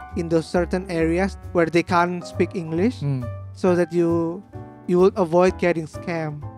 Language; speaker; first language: English; non-native, fluent; Indonesian